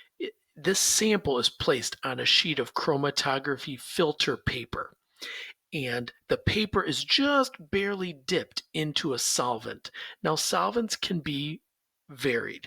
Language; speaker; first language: English; native; English